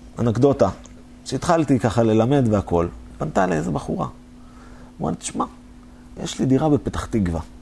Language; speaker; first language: Hebrew; native; Hebrew